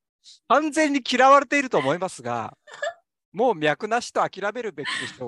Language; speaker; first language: Japanese; native; Japanese